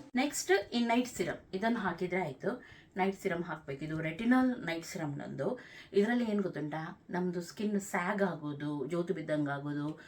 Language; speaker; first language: Kannada; non-native, local second language; Konkani